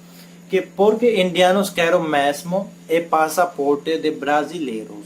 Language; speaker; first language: Portuguese; non-native, learner; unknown